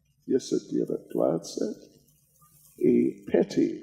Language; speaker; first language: Russian; non-native, learner; English